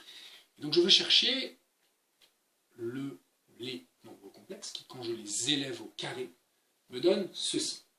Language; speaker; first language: French; native; French